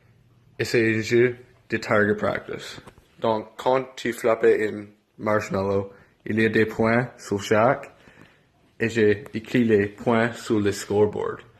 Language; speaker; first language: French; non-native, local second language; English